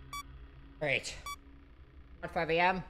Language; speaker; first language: English; native; English